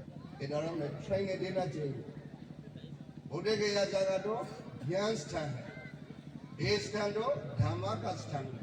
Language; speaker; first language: Hindi; non-native, fluent; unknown